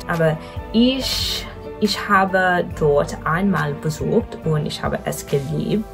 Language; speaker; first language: German; non-native, learner; English